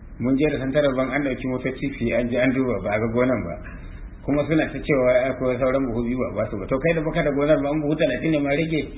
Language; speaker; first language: Hausa; native; Hausa